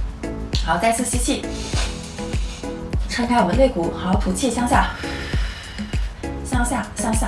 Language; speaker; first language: Chinese; native; Chinese